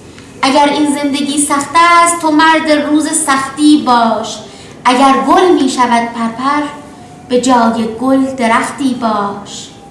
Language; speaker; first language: Persian; native; Persian